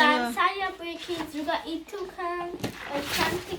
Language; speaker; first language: Indonesian; early bilingual, heritage; Indonesian